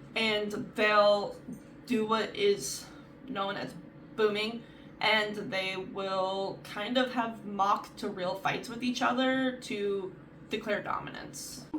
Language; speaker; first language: English; native; English